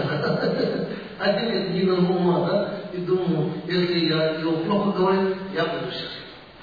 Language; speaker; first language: Russian; non-native, learner; Tibetan